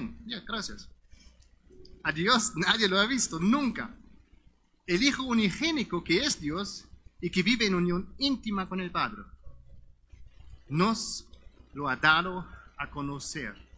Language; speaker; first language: Spanish; non-native, fluent; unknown